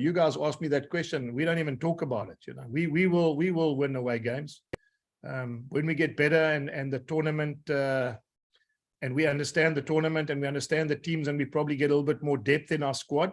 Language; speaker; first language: English; native; English